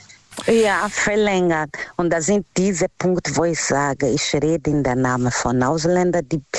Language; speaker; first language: German; non-native, learner; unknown